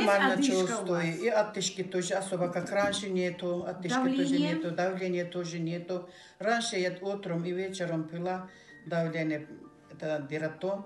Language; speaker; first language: Russian; non-native, local second language; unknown